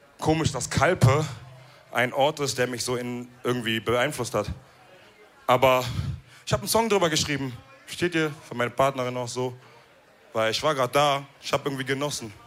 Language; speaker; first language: German; early bilingual, other home language; Wolof